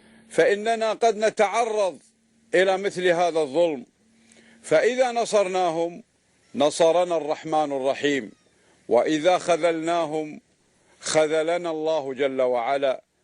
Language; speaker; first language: Arabic; native; Arabic